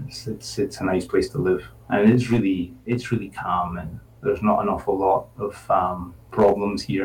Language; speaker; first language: English; native; English